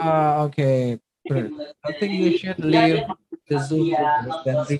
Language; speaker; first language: English; non-native, fluent; Indonesian